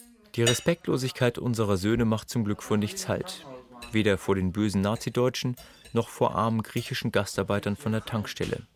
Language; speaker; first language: German; native; German